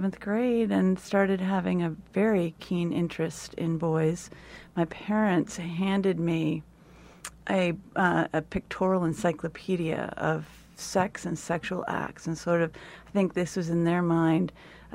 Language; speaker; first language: English; native; English